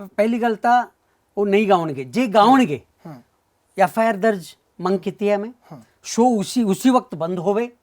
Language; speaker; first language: Punjabi; non-native, fluent; Marathi